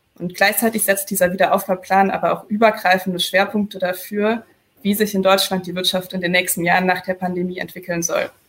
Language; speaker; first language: German; native; German